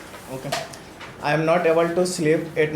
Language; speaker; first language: English; non-native, learner; Hindi